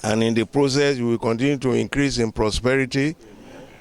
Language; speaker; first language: English; non-native, local second language; Yoruba